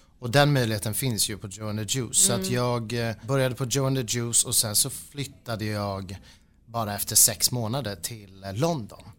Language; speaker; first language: Swedish; native; Swedish